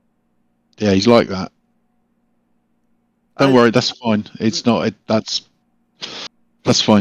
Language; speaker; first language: English; native; English